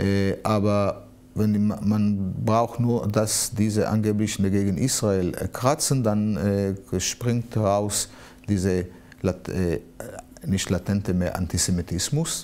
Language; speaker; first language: German; non-native, fluent; Hebrew